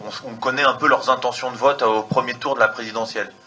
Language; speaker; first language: French; native; French